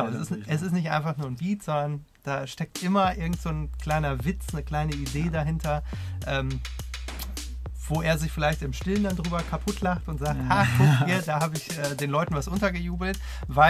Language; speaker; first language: German; native; German